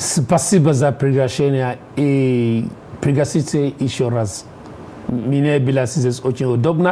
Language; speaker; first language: Russian; non-native, learner; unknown